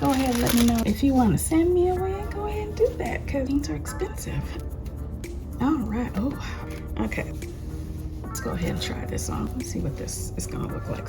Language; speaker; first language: English; native; English